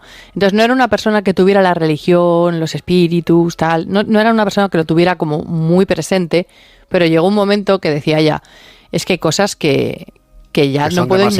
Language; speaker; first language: Spanish; native; Spanish